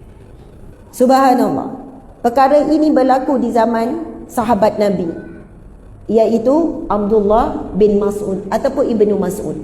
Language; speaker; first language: Malay; native; Malay